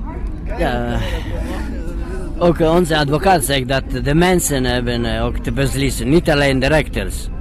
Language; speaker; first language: Dutch; non-native, learner; Italian